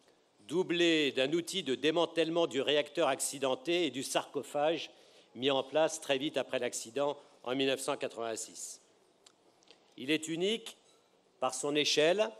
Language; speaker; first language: French; native; French